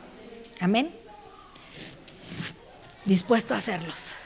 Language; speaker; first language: Spanish; native; Spanish